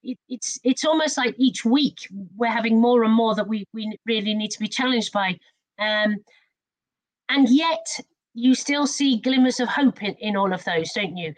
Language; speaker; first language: English; native; English